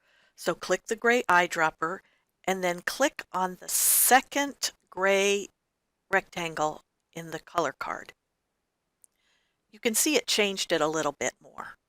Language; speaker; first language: English; native; English